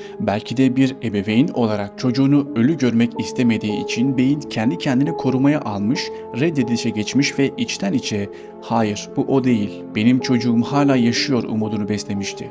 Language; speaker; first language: Turkish; native; Turkish